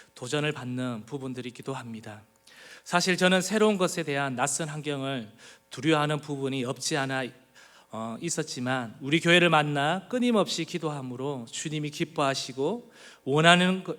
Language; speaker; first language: Korean; native; Korean